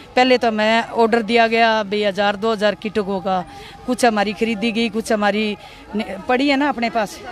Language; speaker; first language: Hindi; native; Hindi